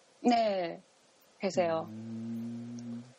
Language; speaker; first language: Korean; non-native, learner; Japanese